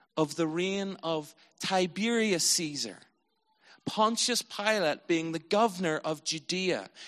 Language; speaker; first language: English; native; English